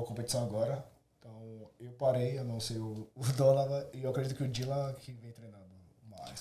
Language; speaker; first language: Portuguese; native; Portuguese